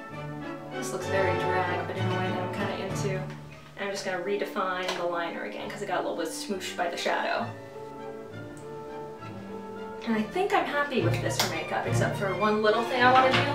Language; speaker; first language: English; native; English